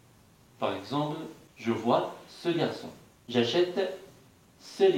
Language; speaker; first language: French; non-native, fluent; Arabic